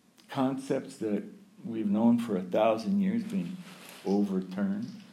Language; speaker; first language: English; early bilingual, other home language; Ukrainian